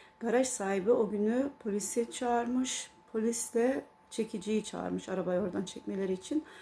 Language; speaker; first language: Turkish; early bilingual, heritage; Turkish